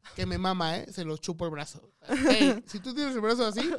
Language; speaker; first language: Spanish; native; Spanish